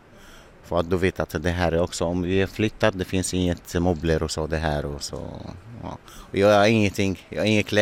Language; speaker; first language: Swedish; non-native, learner; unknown